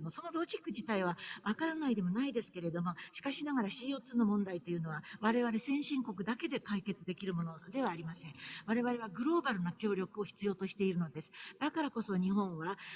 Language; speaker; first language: Japanese; native; Japanese